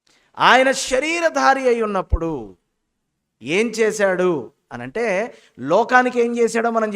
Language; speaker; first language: Telugu; native; Telugu